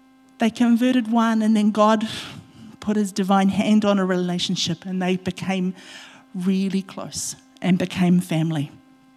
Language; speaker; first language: English; native; English